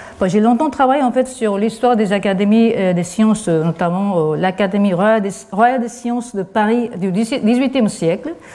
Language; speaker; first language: French; non-native, fluent; Japanese